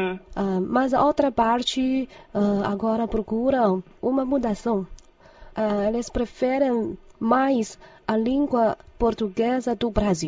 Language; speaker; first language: Portuguese; non-native, fluent; Chinese